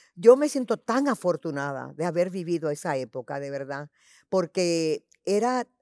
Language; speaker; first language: Spanish; early bilingual, heritage; Spanish